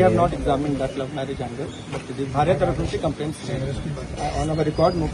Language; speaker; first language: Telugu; non-native, learner; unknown